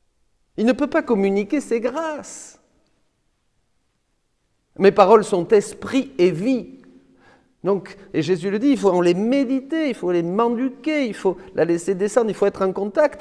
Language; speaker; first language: French; native; French